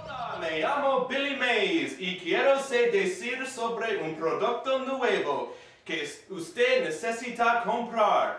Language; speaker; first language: Spanish; non-native, learner; English